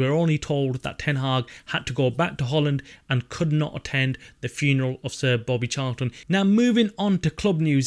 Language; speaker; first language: English; native; English